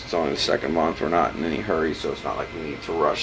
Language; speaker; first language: English; native; English